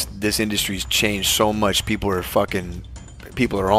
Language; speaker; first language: English; native; English